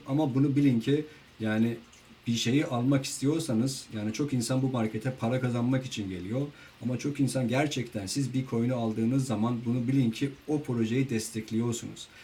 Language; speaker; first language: Turkish; non-native, fluent; Persian